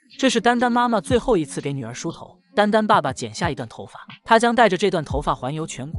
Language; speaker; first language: Chinese; native; Chinese